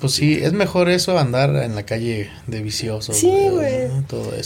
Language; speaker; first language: Spanish; native; Spanish